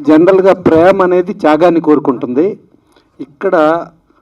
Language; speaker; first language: Telugu; native; Telugu